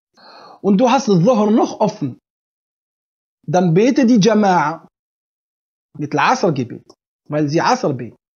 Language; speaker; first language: German; non-native, fluent; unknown